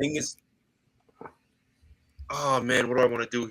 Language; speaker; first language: English; native; English